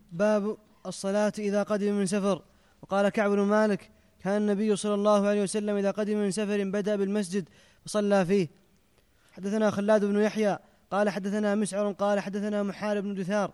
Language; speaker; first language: Arabic; native; Arabic